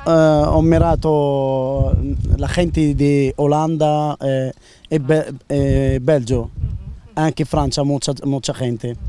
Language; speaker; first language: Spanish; non-native, learner; Italian